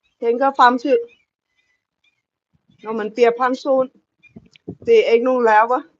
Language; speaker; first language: Danish; non-native, learner; Thai